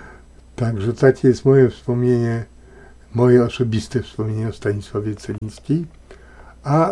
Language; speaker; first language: Polish; native; Polish